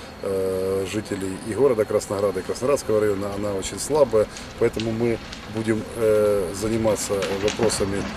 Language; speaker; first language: Russian; native; Russian